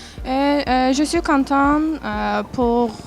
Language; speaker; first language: French; non-native, learner; Azerbaijani